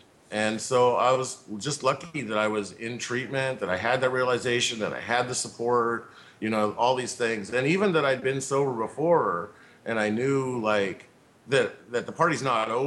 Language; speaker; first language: English; native; English